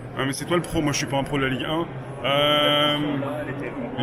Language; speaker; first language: French; native; French